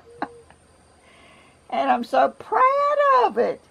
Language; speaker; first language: English; native; English